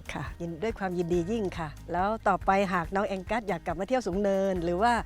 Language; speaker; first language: Thai; native; Thai